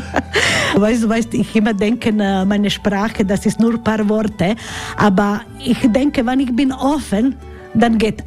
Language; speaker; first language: German; non-native, learner; Croatian